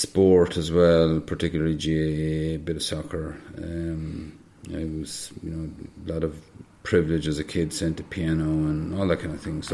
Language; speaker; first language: English; native; English